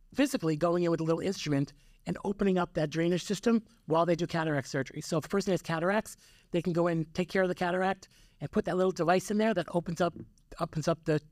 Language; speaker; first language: English; native; English